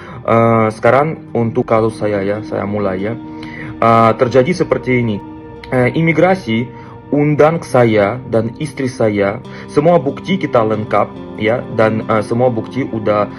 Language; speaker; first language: Indonesian; non-native, fluent; Russian